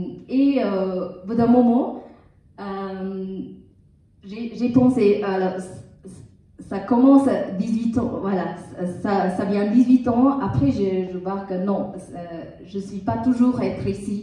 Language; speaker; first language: French; non-native, learner; Tamil